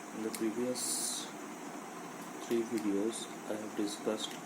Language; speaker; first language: English; non-native, local second language; Bangla